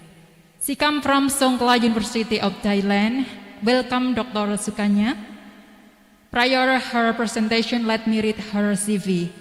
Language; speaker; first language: English; non-native, learner; Indonesian